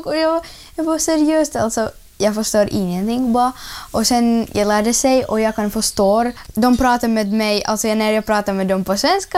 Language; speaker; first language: Swedish; non-native, learner; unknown